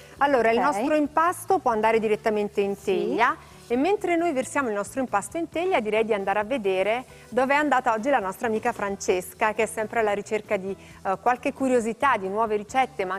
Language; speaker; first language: Italian; native; Italian